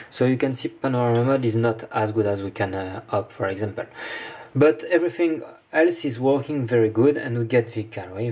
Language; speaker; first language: English; non-native, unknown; French